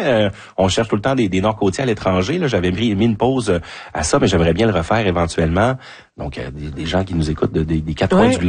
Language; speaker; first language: French; native; French